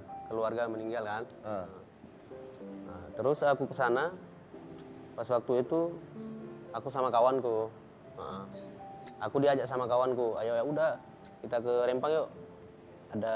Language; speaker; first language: Indonesian; native; Indonesian